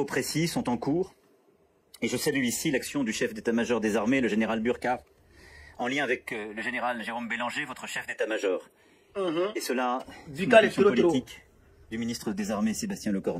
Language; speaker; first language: French; native; French